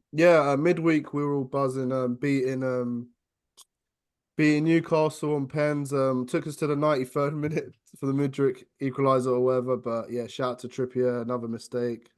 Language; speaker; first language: English; native; English